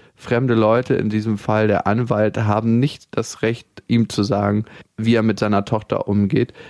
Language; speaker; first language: German; native; German